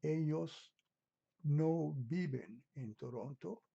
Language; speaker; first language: Spanish; non-native, fluent; English